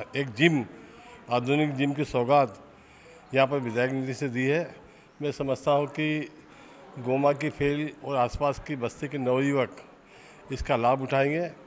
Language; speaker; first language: Hindi; native; Hindi